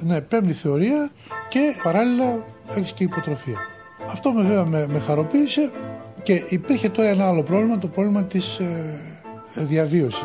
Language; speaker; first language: Greek; native; Greek